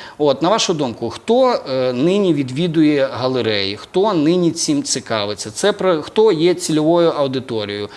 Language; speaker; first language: Ukrainian; native; Ukrainian